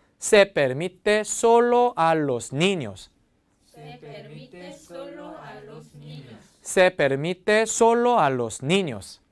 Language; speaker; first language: Spanish; non-native, fluent; Korean